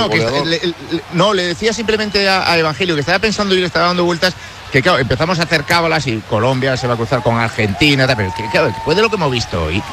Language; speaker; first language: Spanish; native; Spanish